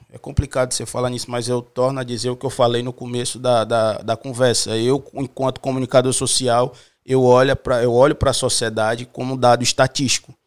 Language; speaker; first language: Portuguese; native; Portuguese